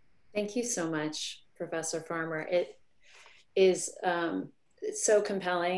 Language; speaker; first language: English; native; English